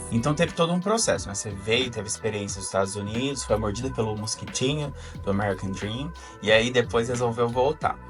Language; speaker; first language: Portuguese; native; Portuguese